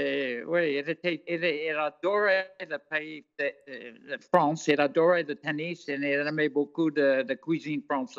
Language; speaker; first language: French; non-native, fluent; English